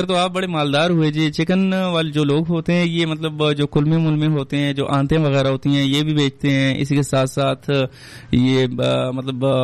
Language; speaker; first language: Hindi; non-native, local second language; Pashto